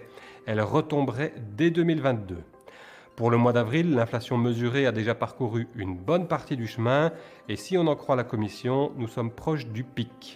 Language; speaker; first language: French; native; French